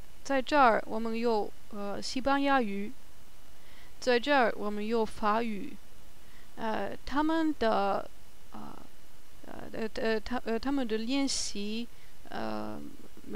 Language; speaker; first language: Chinese; non-native, learner; German